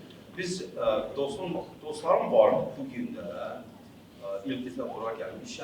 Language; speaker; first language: Turkish; non-native, learner; Azerbaijani